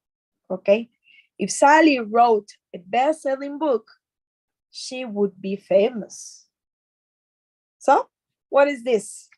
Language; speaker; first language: English; non-native, fluent; Spanish